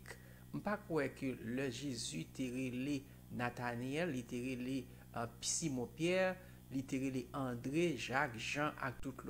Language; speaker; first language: French; non-native, local second language; Haitian Creole